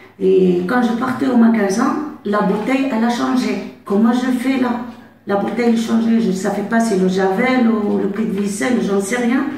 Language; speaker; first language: French; non-native, learner; Arabic